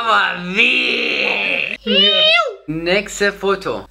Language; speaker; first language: German; non-native, learner; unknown